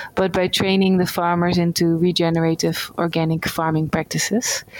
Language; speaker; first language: English; non-native, fluent; Dutch